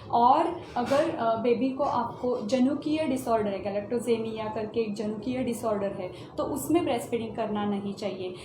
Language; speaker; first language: Hindi; non-native, local second language; Marathi